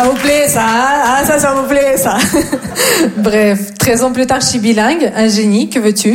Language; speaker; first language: French; non-native, fluent; Russian